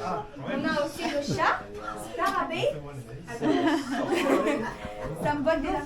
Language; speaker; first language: French; non-native, learner; Arabic